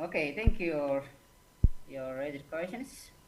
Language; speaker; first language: English; non-native, local second language; Amharic